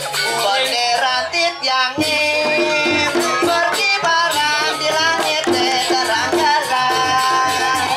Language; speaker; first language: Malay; non-native, local second language; Balinese